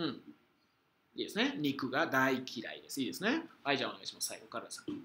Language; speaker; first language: Japanese; non-native, fluent; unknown